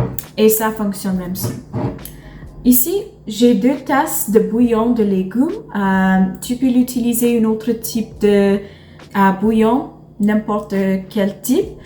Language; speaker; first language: French; non-native, learner; English